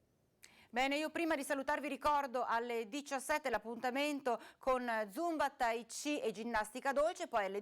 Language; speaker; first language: Italian; native; Italian